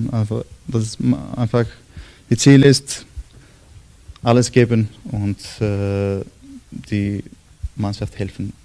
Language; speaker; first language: German; non-native, learner; Icelandic